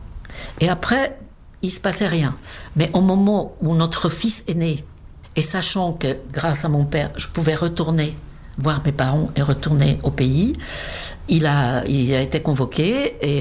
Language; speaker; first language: French; non-native, fluent; Czech